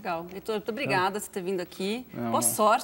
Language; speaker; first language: Portuguese; native; Portuguese